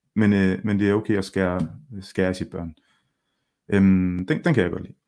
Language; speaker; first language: Danish; early bilingual, other home language; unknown